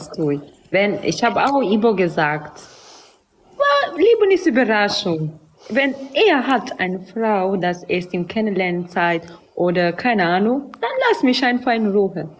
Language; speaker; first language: German; non-native, learner; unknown